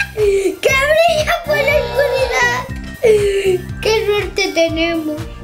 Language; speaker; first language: Spanish; native; Spanish